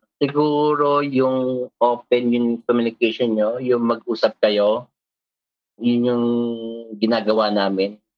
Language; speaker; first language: Filipino; native; Filipino